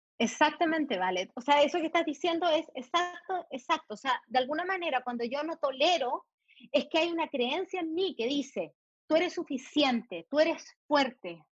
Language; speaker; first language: Spanish; early bilingual, heritage; Spanish